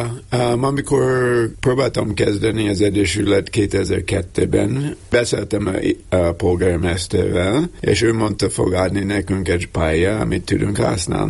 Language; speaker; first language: Hungarian; non-native, learner; English